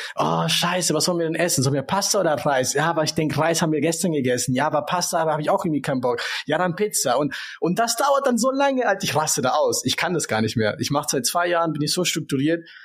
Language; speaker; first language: German; early bilingual, other home language; Spanish